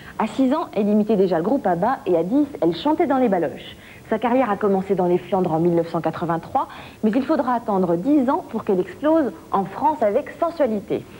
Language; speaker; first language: French; native; French